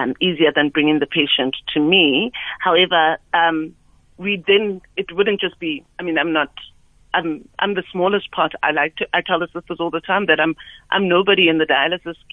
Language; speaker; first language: English; non-native, local second language; Southern Sotho